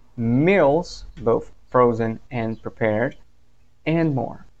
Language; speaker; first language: English; non-native, fluent; Portuguese